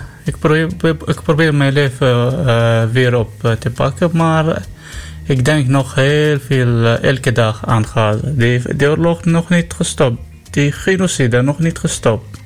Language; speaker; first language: Dutch; non-native, learner; Arabic